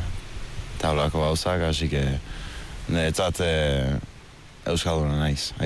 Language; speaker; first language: Basque; early bilingual, heritage; Basque